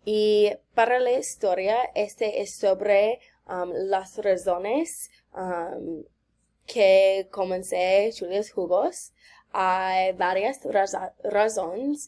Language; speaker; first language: Spanish; non-native, learner; English